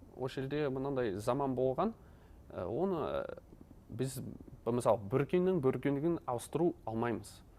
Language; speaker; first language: Kazakh; non-native, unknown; Dutch